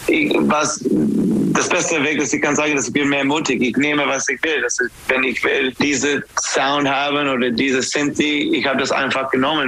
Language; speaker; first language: German; non-native, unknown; English